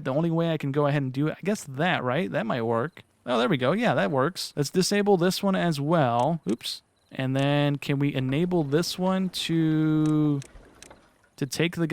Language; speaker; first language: English; native; English